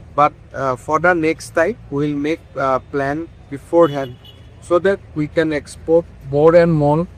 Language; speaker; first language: English; non-native, local second language; Assamese